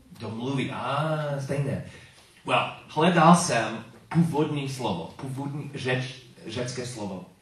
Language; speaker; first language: Czech; non-native, learner; English